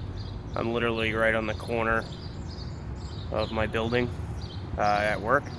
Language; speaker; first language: English; native; English